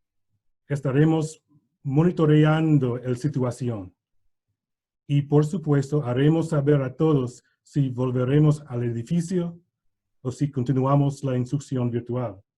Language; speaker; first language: Spanish; non-native, learner; English